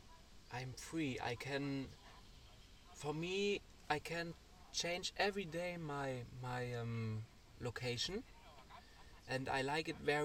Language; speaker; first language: English; non-native, learner; German